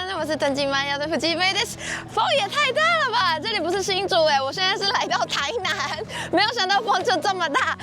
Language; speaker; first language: Chinese; non-native, fluent; Japanese